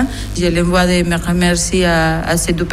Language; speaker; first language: French; non-native, learner; Spanish